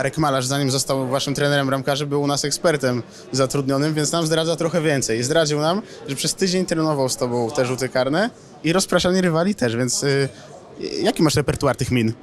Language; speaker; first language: Polish; native; Polish